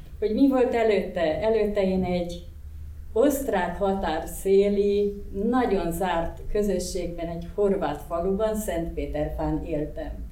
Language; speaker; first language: Hungarian; non-native, local second language; Croatian